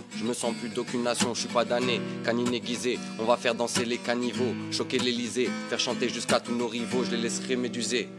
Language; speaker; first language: French; native; French